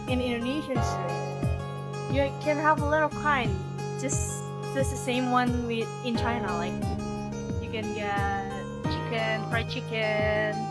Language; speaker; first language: English; non-native, learner; Indonesian